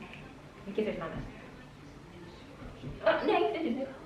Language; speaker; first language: Dutch; non-native, learner; Filipino